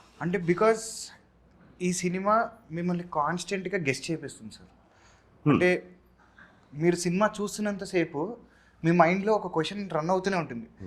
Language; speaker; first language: Telugu; native; Telugu